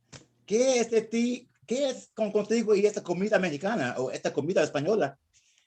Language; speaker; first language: Spanish; non-native, learner; English